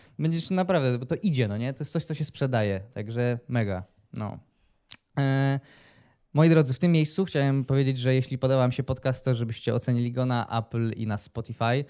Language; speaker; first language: Polish; native; Polish